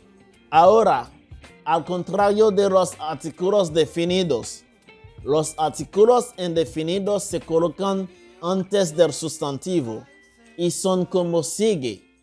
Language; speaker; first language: Spanish; non-native, local second language; Haitian Creole